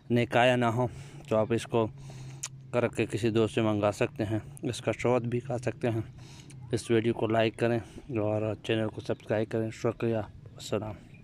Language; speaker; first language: Urdu; non-native, local second language; Pashto